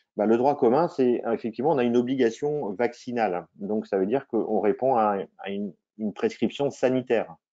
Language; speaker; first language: French; native; French